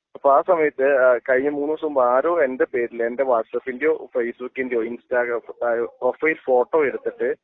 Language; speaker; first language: Malayalam; native; Malayalam